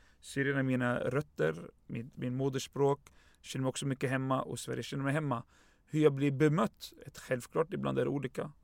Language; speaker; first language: Swedish; early bilingual, other home language; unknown